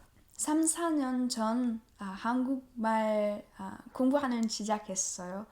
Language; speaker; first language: Korean; non-native, learner; French